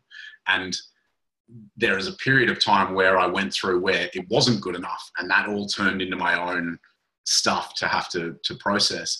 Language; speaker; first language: English; native; English